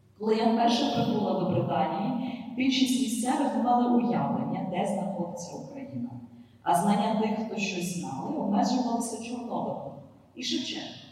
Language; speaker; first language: Ukrainian; native; Ukrainian